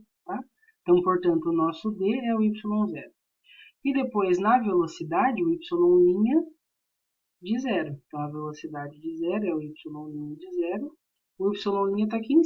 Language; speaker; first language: Portuguese; native; Portuguese